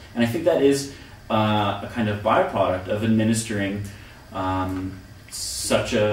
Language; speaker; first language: English; native; English